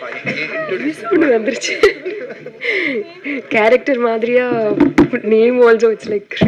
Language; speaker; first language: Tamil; non-native, learner; Telugu